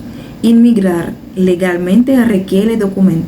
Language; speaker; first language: Spanish; non-native, fluent; Haitian Creole